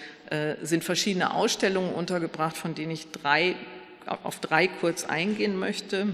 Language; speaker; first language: German; native; German